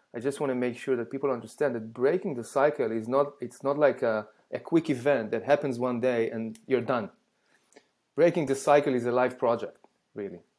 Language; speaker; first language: English; non-native, fluent; Hebrew